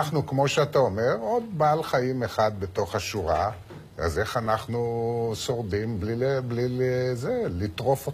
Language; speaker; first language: Hebrew; native; Hebrew